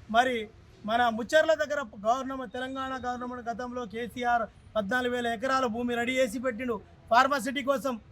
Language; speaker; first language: Telugu; non-native, local second language; Lambadi